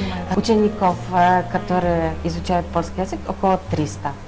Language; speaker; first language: Russian; non-native, fluent; Polish